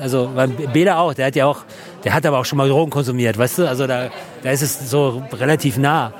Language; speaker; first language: German; native; German